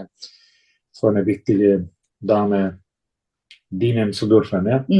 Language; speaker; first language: German; non-native, fluent; Italian